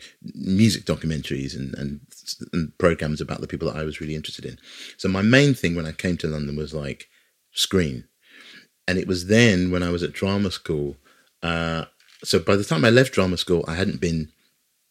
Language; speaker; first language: English; native; English